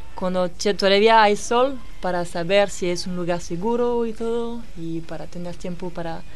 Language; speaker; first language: Spanish; non-native, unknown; French